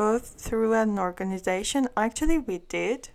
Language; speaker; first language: English; non-native, fluent; Armenian